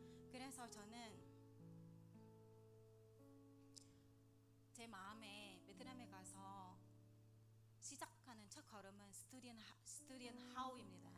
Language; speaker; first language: Korean; non-native, learner; Vietnamese